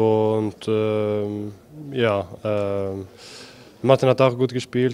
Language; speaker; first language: German; non-native, fluent; Norwegian